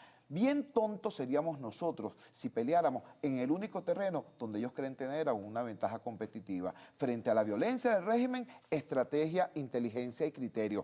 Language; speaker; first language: Spanish; native; Spanish